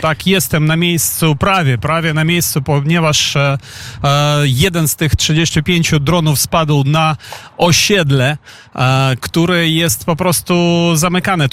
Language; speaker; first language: Polish; non-native, fluent; Ukrainian